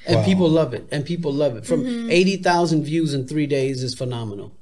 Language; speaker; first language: English; native; English